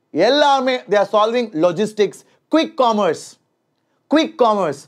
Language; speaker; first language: English; non-native, local second language; Tamil